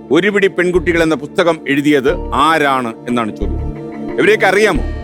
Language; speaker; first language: Malayalam; native; Malayalam